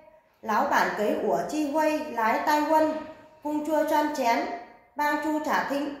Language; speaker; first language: Chinese; non-native, learner; Vietnamese